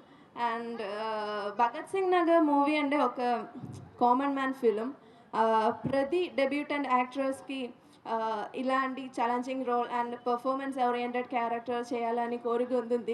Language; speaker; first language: Telugu; non-native, local second language; Malayalam